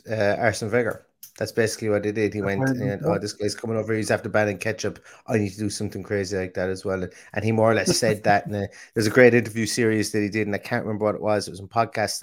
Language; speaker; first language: English; native; English